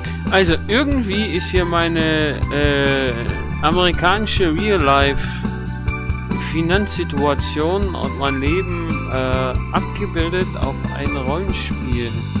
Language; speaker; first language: German; native; German